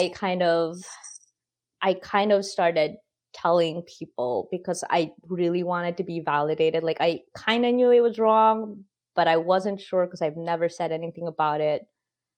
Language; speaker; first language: English; non-native, local second language; Filipino